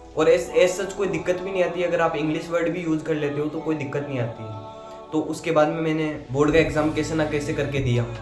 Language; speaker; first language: Hindi; native; Hindi